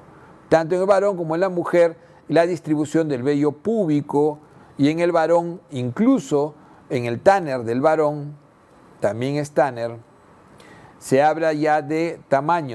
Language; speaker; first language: Spanish; native; Spanish